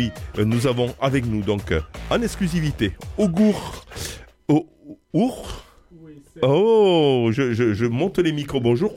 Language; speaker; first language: French; native; French